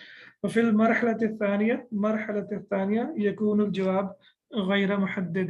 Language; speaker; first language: Arabic; non-native, fluent; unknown